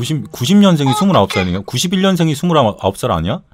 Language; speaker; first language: Korean; native; Korean